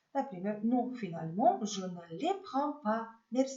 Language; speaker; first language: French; non-native, fluent; Macedonian